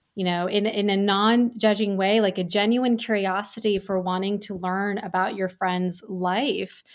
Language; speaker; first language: English; early bilingual, other home language; Gujarati